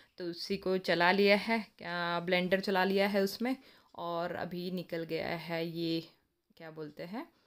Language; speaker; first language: Hindi; non-native, local second language; Marathi